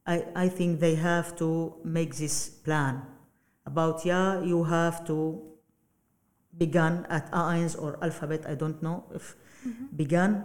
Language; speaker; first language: English; non-native, learner; Arabic